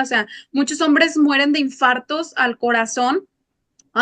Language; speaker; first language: Spanish; native; Spanish